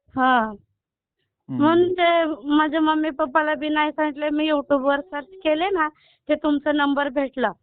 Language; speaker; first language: Marathi; native; Marathi